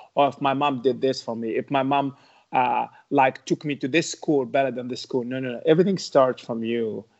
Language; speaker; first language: English; non-native, learner; Arabic